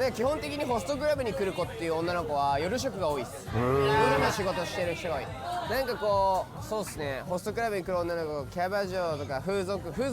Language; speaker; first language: Japanese; native; Japanese